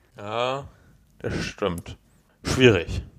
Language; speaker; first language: German; native; German